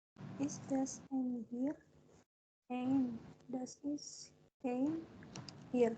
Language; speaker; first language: German; non-native, learner; Indonesian